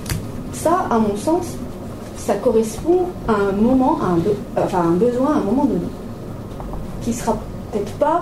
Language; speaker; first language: French; native; French